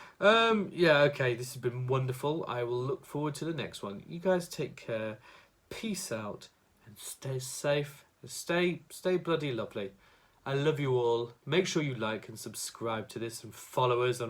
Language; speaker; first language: English; native; English